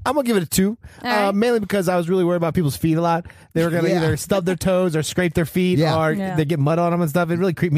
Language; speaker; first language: English; native; English